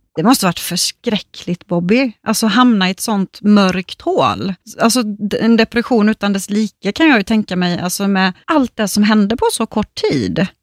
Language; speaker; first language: Swedish; native; Swedish